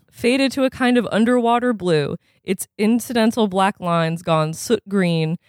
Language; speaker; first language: English; native; English